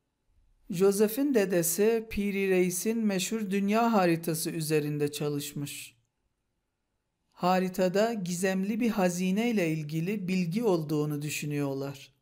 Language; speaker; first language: Turkish; non-native, fluent; Persian